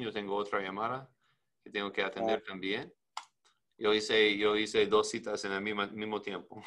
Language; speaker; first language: Spanish; non-native, learner; English